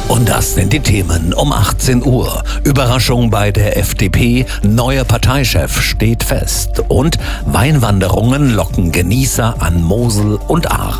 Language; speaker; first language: German; native; German